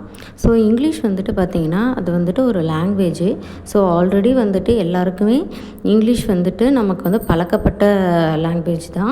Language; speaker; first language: Tamil; native; Tamil